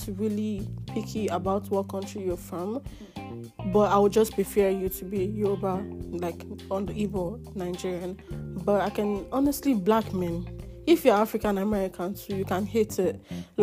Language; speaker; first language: English; non-native, local second language; Yoruba